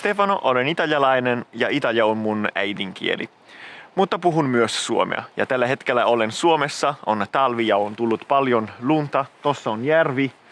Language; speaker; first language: Finnish; non-native, fluent; Italian